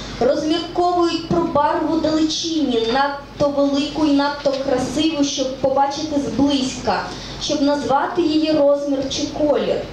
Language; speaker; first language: Ukrainian; native; Ukrainian